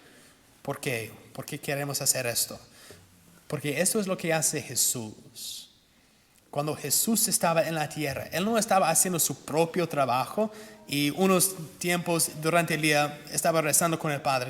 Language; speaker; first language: Spanish; non-native, fluent; English